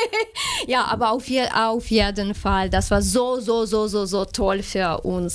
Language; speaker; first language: German; non-native, fluent; Ukrainian